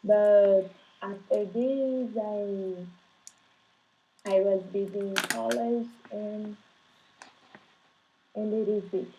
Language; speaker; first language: English; non-native, learner; Portuguese